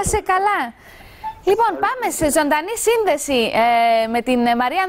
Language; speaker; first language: Greek; native; Greek